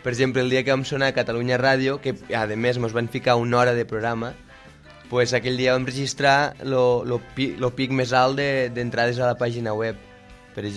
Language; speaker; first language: Catalan; native; Catalan